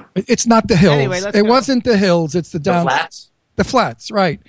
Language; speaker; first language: English; native; English